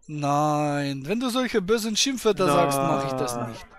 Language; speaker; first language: German; native; German